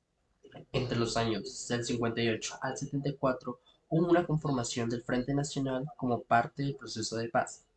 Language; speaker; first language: Spanish; native; Spanish